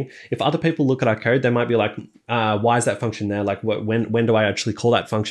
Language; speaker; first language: English; native; English